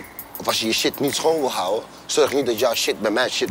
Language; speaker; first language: Dutch; native; Dutch